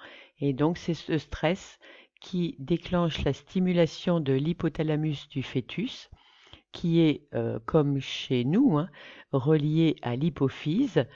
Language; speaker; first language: French; native; French